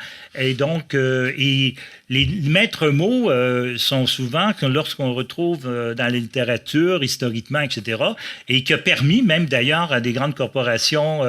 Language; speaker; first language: French; native; French